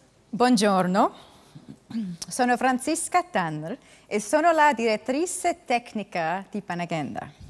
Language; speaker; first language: Italian; non-native, learner; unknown